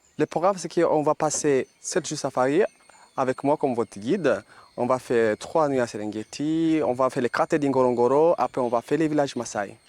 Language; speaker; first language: French; non-native, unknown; Masai